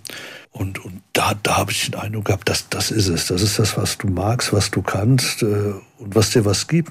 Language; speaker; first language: German; native; German